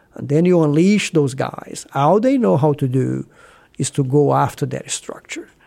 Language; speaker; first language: English; non-native, fluent; Portuguese